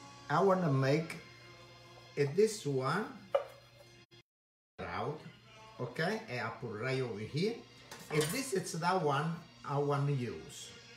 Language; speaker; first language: English; non-native, learner; Italian